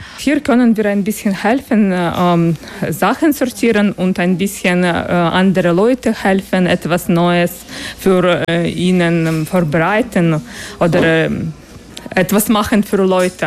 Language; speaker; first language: German; non-native, learner; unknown